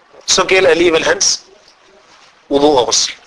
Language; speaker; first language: Danish; non-native, fluent; Arabic